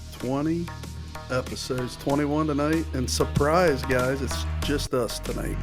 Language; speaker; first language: English; native; English